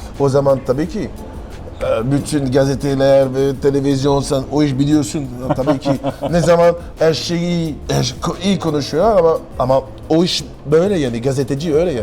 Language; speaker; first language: Turkish; non-native, learner; French